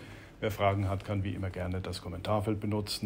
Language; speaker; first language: German; native; German